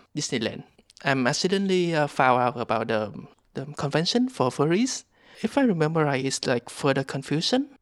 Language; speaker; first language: English; non-native, learner; Vietnamese